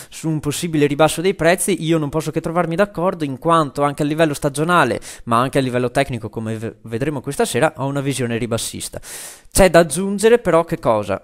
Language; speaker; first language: Italian; native; Italian